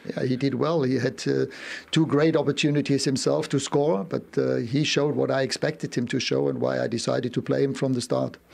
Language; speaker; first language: English; non-native, fluent; German